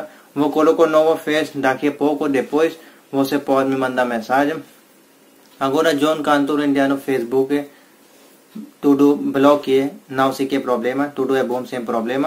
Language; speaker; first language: Portuguese; non-native, learner; Hindi